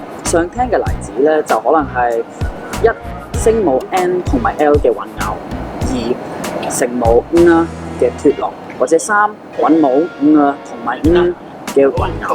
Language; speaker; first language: Cantonese; non-native, fluent; English